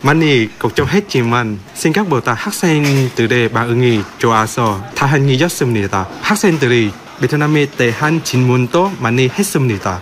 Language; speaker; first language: Korean; non-native, fluent; Vietnamese